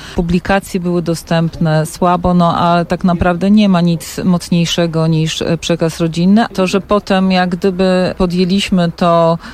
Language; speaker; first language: Polish; native; Polish